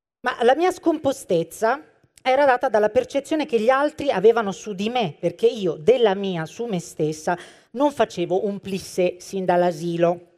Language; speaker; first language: Italian; native; Italian